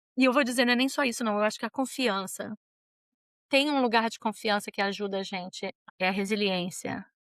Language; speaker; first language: Portuguese; native; Portuguese